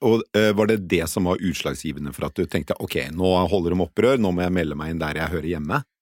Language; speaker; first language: Norwegian; native; Norwegian